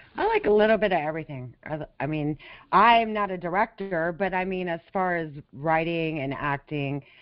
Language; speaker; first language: English; native; English